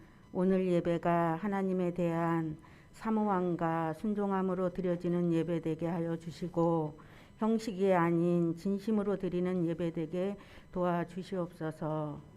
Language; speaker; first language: Korean; native; Korean